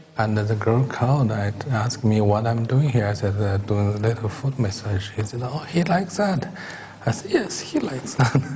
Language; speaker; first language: English; non-native, fluent; Chinese